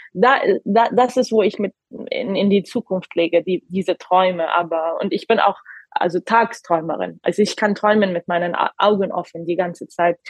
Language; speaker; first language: German; non-native, fluent; Arabic